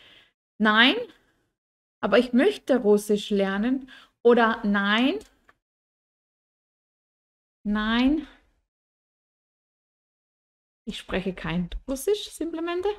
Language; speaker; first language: German; non-native, fluent; Spanish